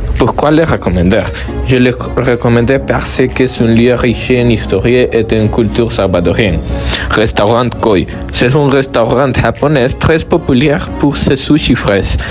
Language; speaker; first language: French; non-native, learner; Spanish